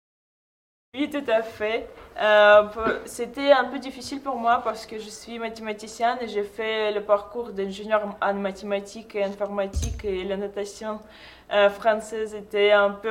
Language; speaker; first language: French; non-native, fluent; Russian